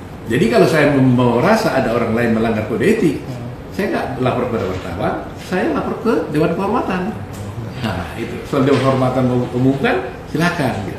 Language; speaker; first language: Indonesian; native; Indonesian